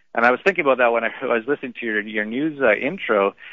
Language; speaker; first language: English; native; English